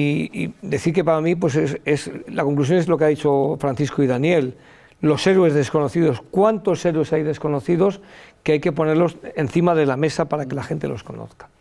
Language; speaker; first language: Spanish; native; Spanish